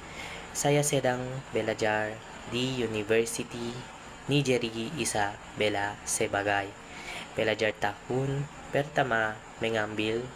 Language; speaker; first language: Indonesian; non-native, learner; Filipino